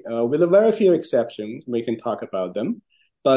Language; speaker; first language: English; non-native, fluent; Chinese